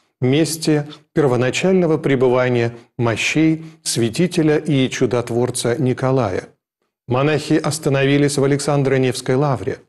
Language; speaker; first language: Russian; native; Russian